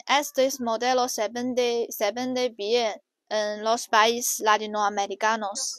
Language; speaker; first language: Spanish; non-native, learner; Chinese